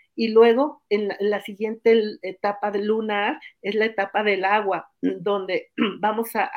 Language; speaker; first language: Spanish; native; Spanish